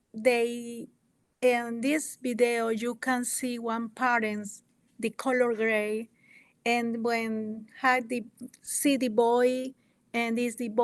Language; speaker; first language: English; non-native, learner; Spanish